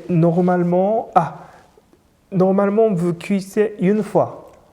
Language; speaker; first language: French; non-native, fluent; Japanese